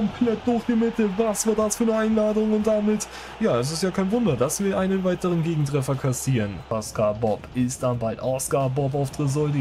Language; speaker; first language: German; native; German